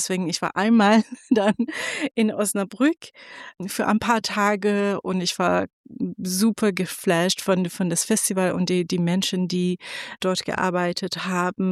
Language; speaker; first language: German; non-native, fluent; Persian